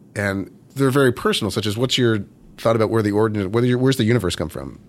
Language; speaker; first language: English; native; English